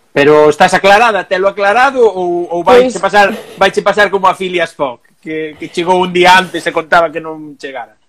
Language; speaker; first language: Galician; non-native, local second language; Spanish